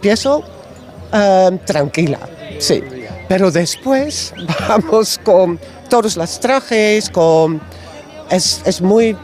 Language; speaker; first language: Spanish; non-native, learner; Dutch